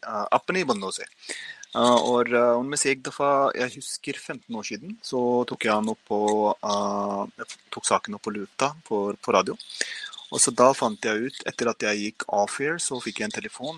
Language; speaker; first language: Norwegian; early bilingual, other home language; Urdu